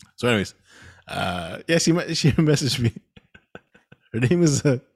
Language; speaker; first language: English; early bilingual, other home language; Filipino